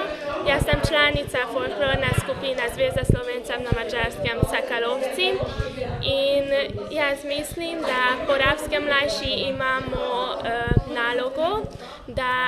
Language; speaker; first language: Slovenian; early bilingual, heritage; Slovenian